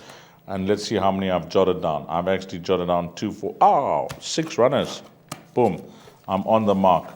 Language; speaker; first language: English; native; English